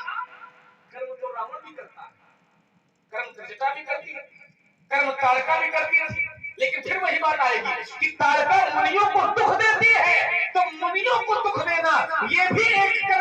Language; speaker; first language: Hindi; native; Hindi